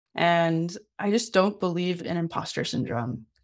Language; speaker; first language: English; native; English